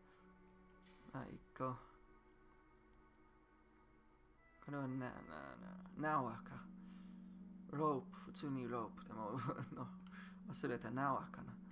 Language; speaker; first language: Japanese; non-native, learner; English